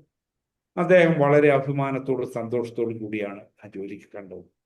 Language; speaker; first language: Malayalam; native; Malayalam